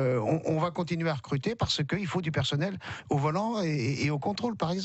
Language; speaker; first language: French; native; French